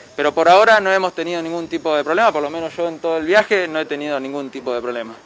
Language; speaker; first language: Spanish; native; Spanish